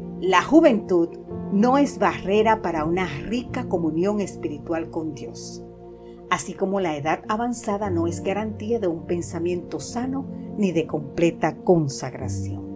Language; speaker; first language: Spanish; native; Spanish